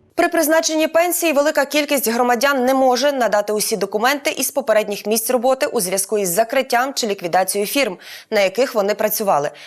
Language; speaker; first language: Ukrainian; native; Ukrainian